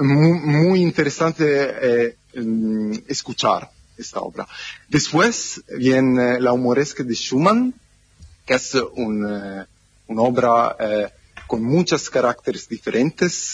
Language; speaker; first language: Spanish; non-native, fluent; Italian